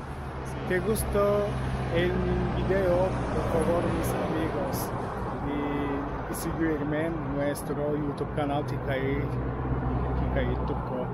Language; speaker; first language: Spanish; non-native, learner; Turkish